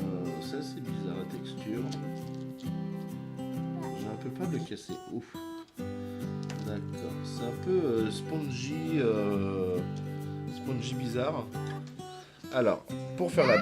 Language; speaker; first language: French; native; French